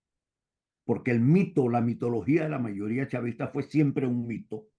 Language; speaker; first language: Spanish; native; Spanish